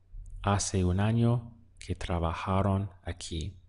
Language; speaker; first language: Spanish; non-native, fluent; English